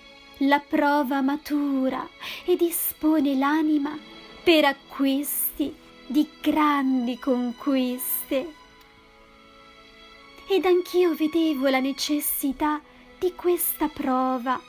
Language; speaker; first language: Italian; native; Italian